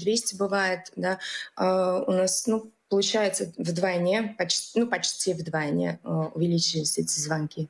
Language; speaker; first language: Russian; non-native, local second language; Latvian